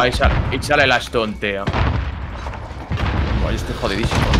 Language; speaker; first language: Spanish; native; Spanish